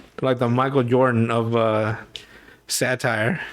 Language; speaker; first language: English; native; English